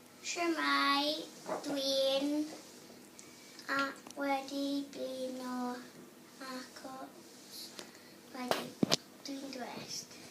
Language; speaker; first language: Welsh; non-native, learner; English